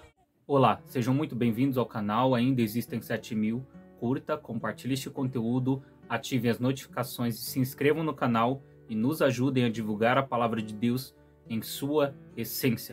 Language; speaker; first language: Portuguese; native; Portuguese